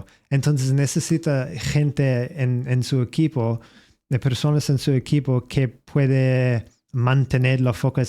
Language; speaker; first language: Spanish; non-native, learner; English